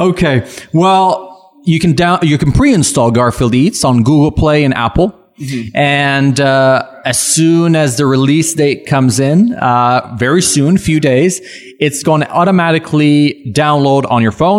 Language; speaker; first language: English; non-native, fluent; French